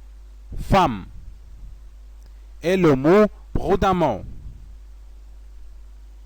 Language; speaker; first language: French; non-native, fluent; Arabic